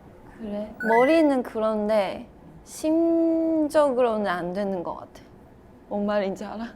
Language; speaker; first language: Korean; non-native, fluent; Chinese